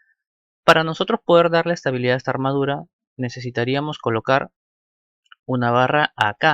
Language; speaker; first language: Spanish; native; Spanish